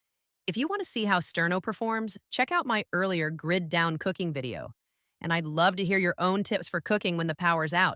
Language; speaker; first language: English; native; English